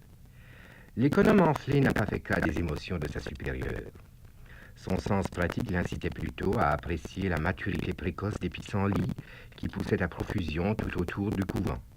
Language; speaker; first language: French; native; French